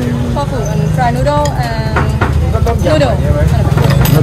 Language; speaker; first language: English; non-native, learner; Thai